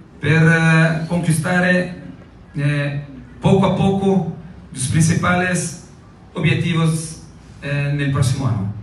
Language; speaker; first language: Spanish; non-native, learner; Portuguese